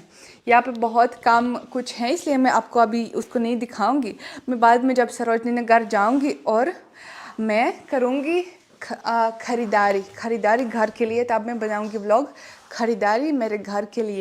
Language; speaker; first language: Hindi; non-native, fluent; Russian